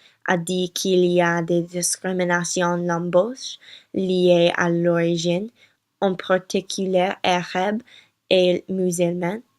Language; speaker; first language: French; non-native, learner; English